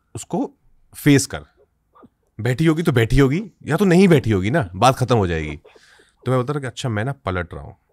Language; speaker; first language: Hindi; native; Hindi